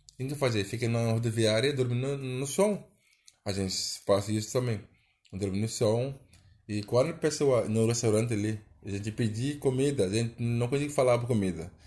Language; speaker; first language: Portuguese; non-native, learner; Wolof